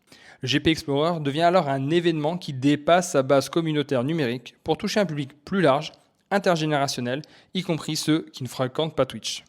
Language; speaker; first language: French; native; French